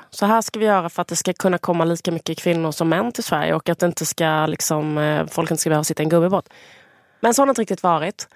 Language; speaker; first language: Swedish; native; Swedish